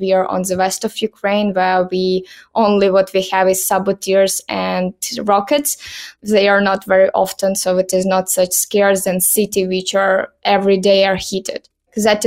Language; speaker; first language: English; non-native, learner; Ukrainian